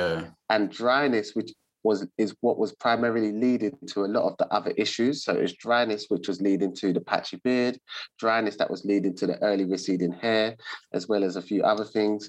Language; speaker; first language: English; native; English